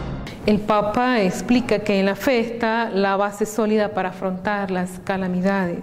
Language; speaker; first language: Spanish; native; Spanish